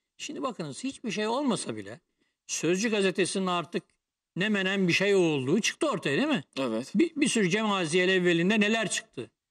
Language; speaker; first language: Turkish; native; Turkish